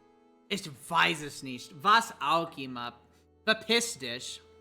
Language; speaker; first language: German; non-native, learner; English